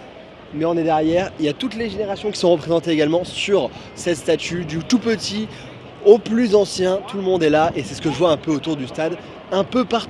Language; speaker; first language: French; native; French